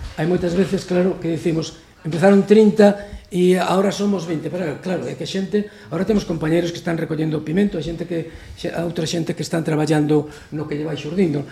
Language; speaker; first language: Galician; non-native, local second language; Spanish